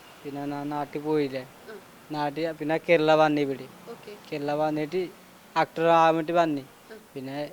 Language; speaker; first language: Malayalam; non-native, learner; Odia